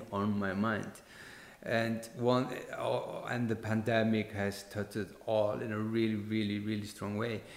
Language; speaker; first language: English; non-native, fluent; Icelandic